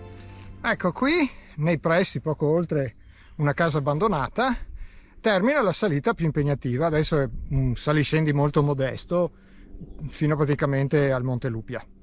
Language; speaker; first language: Italian; native; Italian